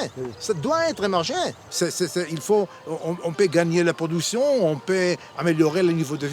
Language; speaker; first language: French; non-native, learner; Hebrew